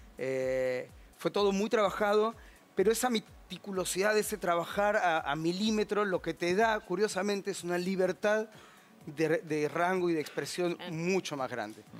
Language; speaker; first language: Spanish; native; Spanish